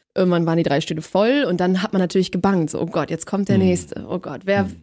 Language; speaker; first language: German; native; German